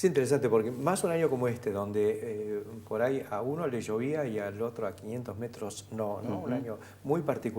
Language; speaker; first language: Spanish; native; Spanish